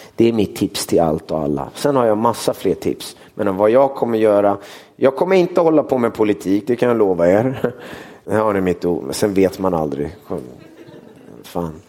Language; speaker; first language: Swedish; early bilingual, other home language; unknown